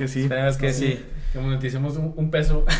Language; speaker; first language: Spanish; native; Spanish